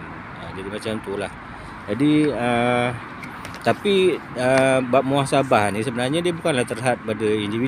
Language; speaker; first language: Malay; native; Malay